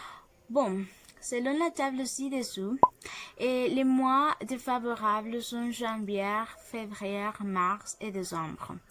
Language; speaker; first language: French; non-native, fluent; Spanish